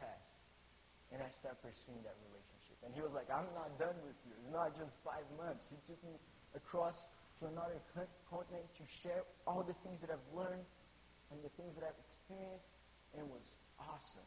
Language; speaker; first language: English; non-native, fluent; Portuguese